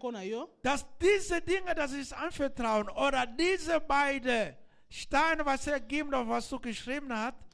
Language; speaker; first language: German; non-native, learner; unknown